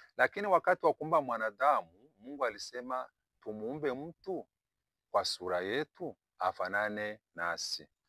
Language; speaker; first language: Swahili; non-native, local second language; Kinyarwanda